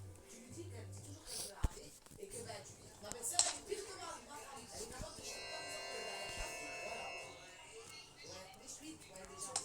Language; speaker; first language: French; native; French